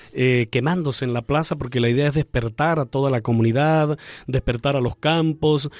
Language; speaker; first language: Spanish; native; Spanish